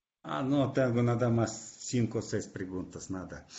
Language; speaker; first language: Spanish; non-native, fluent; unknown